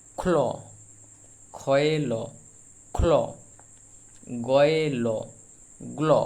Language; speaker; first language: Bangla; native; Bangla